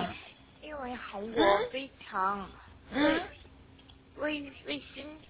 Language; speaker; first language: Chinese; non-native, learner; Korean